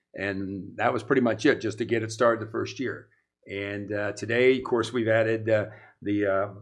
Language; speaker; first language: English; native; English